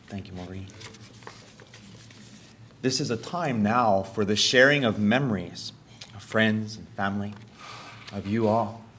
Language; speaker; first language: English; native; English